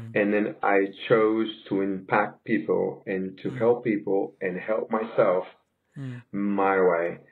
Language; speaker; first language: English; native; English